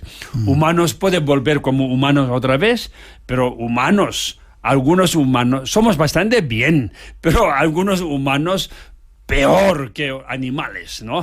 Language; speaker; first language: Spanish; non-native, learner; Tibetan